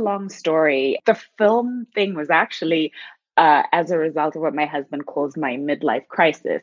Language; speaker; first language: English; non-native, local second language; Shona